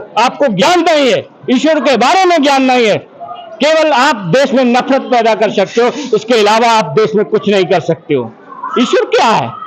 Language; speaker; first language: Hindi; native; Hindi